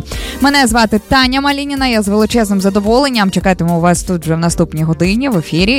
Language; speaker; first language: Ukrainian; native; Ukrainian